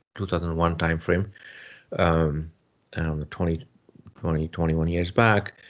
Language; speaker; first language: English; non-native, local second language; Punjabi